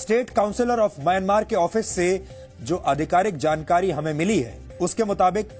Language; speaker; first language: Hindi; native; Hindi